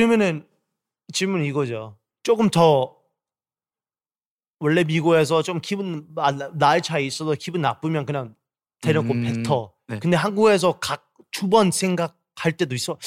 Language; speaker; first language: Korean; early bilingual, heritage; Korean